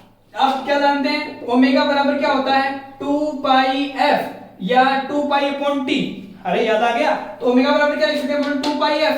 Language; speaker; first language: Hindi; native; Hindi